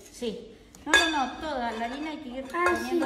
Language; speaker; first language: Spanish; native; Spanish